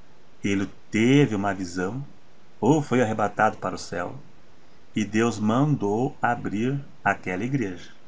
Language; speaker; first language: Portuguese; native; Portuguese